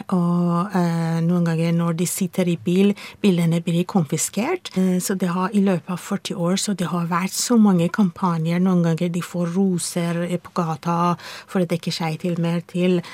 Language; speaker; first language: Norwegian; non-native, fluent; Persian